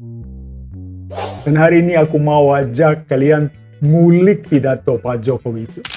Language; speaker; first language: Indonesian; non-native, fluent; Russian